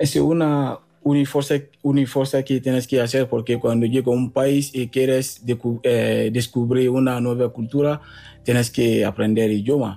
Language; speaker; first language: Spanish; non-native, learner; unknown